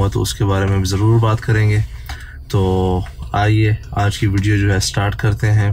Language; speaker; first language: Urdu; native; Urdu